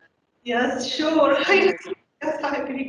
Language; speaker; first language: English; non-native, learner; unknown